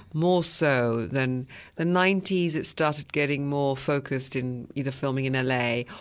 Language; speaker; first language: English; early bilingual, other home language; French